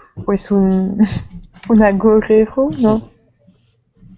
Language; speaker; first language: Spanish; non-native, learner; French